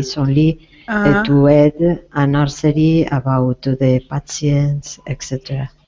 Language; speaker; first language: English; non-native, learner; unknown